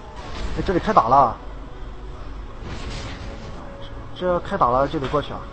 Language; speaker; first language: Chinese; native; Chinese